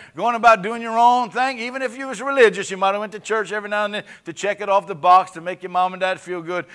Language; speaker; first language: English; native; English